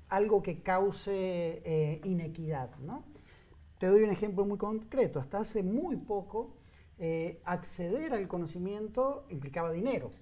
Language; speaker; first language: Spanish; native; Spanish